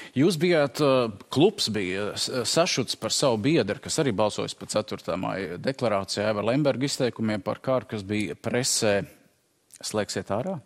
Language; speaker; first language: Latvian; native; Latvian